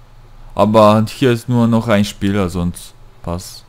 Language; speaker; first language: German; non-native, fluent; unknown